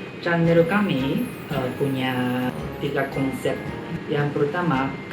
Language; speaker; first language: Indonesian; non-native, learner; Japanese